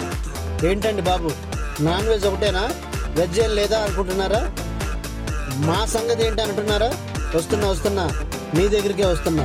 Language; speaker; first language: Telugu; native; Telugu